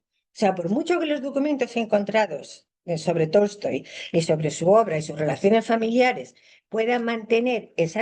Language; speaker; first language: Spanish; native; Spanish